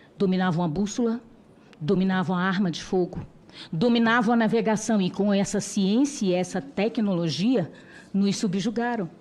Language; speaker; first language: Portuguese; non-native, local second language; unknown